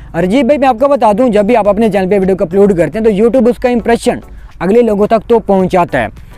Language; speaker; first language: Urdu; non-native, local second language; Saraiki